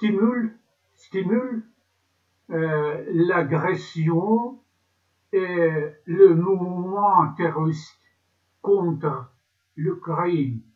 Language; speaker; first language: French; non-native, learner; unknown